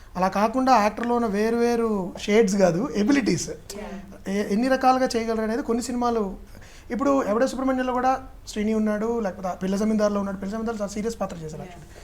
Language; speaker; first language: Telugu; native; Telugu